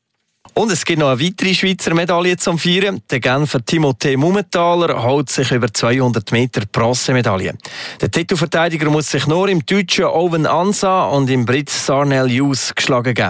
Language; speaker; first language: German; native; German